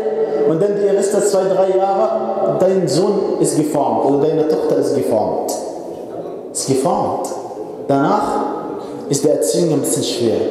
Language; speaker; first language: German; non-native, fluent; Arabic